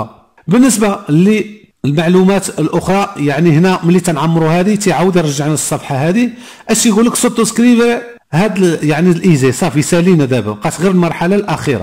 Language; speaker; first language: Arabic; native; Arabic